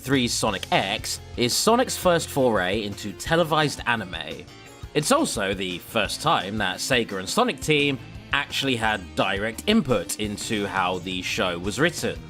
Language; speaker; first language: English; native; English